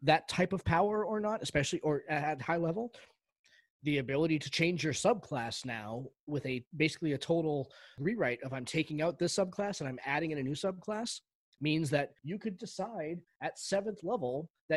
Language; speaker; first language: English; native; English